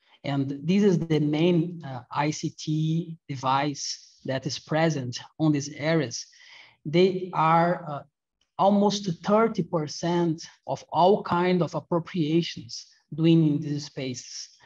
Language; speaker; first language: English; non-native, fluent; Portuguese